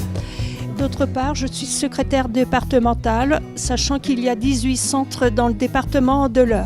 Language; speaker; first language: French; native; French